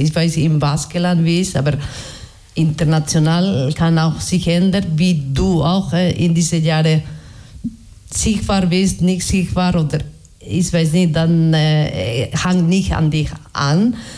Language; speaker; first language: German; non-native, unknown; Basque